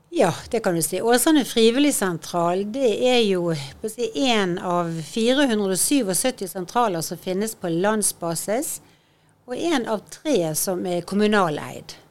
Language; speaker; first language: Norwegian; native; Norwegian